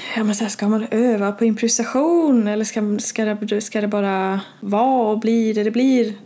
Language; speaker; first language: Swedish; early bilingual, other home language; Norwegian